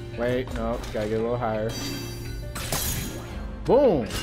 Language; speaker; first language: English; native; English